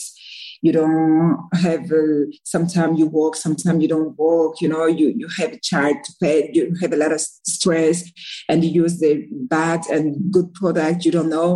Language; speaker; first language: English; non-native, learner; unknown